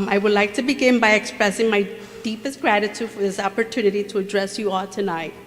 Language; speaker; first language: English; early bilingual, other home language; Spanish